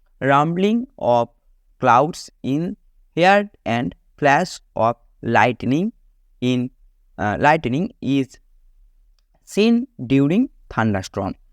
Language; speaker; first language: English; non-native, local second language; Bangla